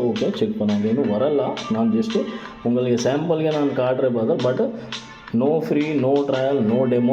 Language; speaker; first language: Tamil; non-native, learner; Kannada